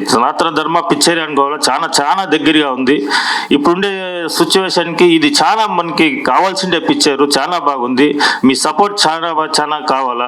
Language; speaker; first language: Telugu; non-native, local second language; Kannada